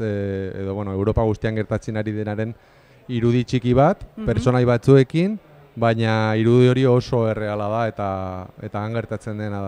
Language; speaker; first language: Basque; non-native, local second language; Spanish